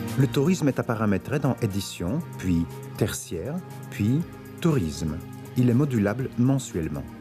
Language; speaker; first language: French; native; French